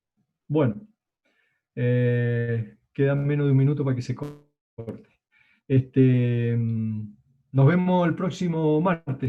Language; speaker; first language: Spanish; native; Spanish